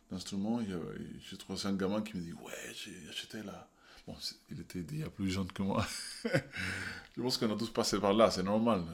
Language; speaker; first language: French; non-native, fluent; Spanish